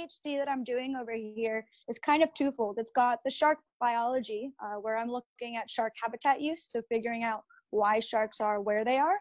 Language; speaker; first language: English; early bilingual, other home language; Spanish